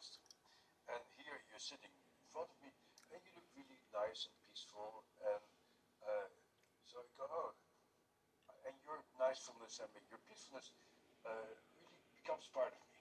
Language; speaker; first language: English; non-native, fluent; Dutch